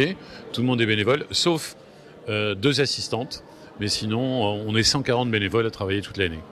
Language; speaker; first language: French; native; French